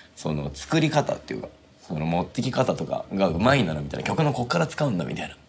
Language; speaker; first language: Japanese; native; Japanese